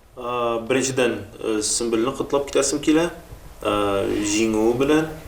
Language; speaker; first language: Tatar; native; Tatar